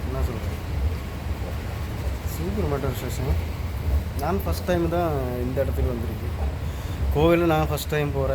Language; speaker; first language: Tamil; non-native, local second language; Malayalam